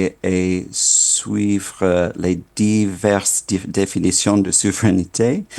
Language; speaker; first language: French; non-native, fluent; English